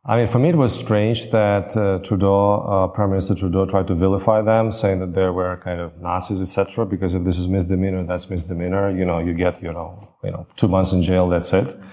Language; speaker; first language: English; non-native, fluent; Latvian